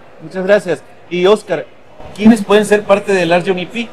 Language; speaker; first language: Spanish; native; Spanish